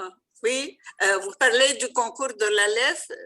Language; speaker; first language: French; non-native, local second language; Arabic